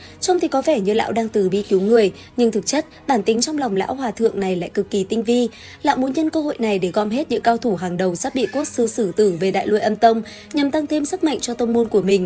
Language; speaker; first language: Vietnamese; native; Vietnamese